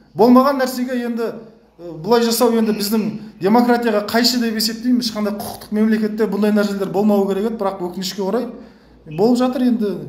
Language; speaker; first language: Kazakh; native; Kazakh